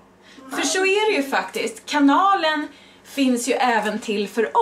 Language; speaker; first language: Swedish; native; Swedish